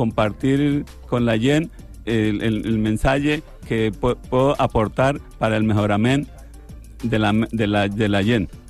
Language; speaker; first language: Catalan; non-native, learner; Spanish